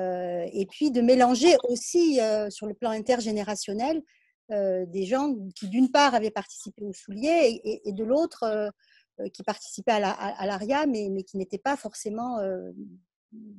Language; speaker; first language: French; native; French